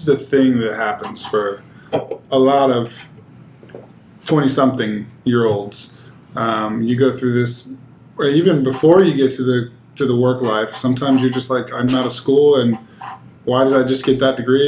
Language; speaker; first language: English; native; English